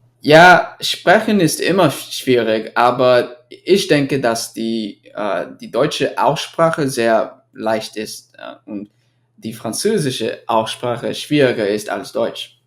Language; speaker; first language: German; non-native, fluent; English